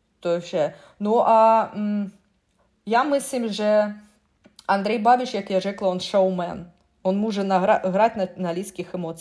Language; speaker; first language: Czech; non-native, learner; Russian